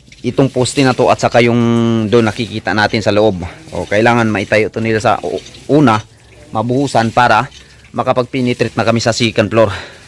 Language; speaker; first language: Filipino; non-native, local second language; Cebuano